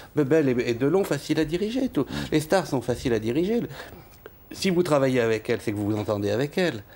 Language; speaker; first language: French; native; French